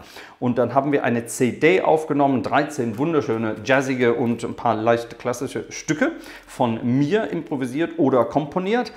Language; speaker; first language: German; non-native, fluent; English